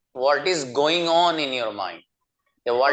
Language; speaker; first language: Hindi; native; Hindi